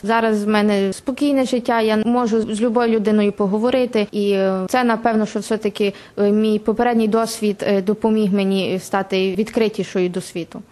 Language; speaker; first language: Ukrainian; native; Ukrainian